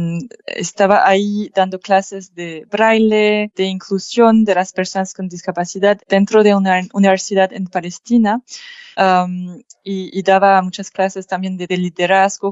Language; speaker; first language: Spanish; non-native, fluent; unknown